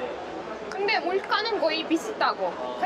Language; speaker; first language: Korean; non-native, fluent; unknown